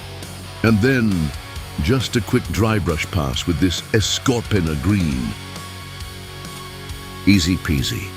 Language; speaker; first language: English; native; English